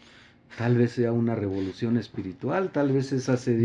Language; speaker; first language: Spanish; native; Spanish